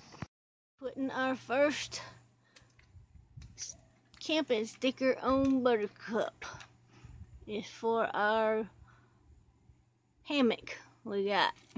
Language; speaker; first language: English; native; English